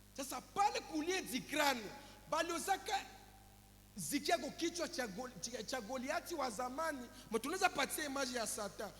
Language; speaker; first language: Swahili; native; Swahili